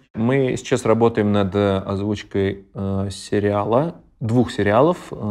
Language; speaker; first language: Russian; native; Russian